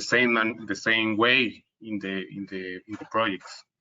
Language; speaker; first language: English; non-native, local second language; Spanish